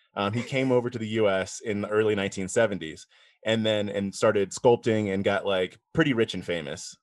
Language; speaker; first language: English; native; English